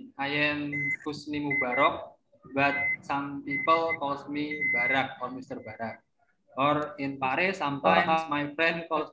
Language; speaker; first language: English; non-native, learner; Indonesian